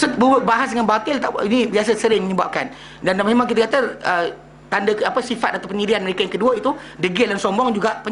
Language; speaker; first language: Malay; native; Malay